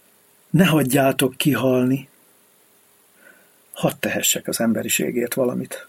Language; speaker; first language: Hungarian; native; Hungarian